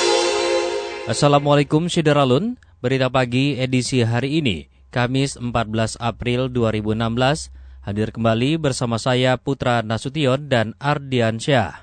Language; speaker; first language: Indonesian; native; Indonesian